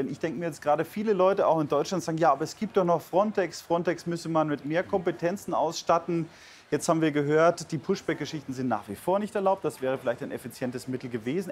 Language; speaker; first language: German; native; German